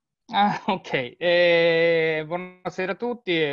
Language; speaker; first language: Italian; non-native, learner; Japanese